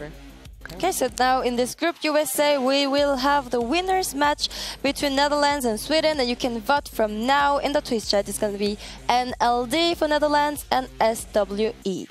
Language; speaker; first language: English; non-native, fluent; French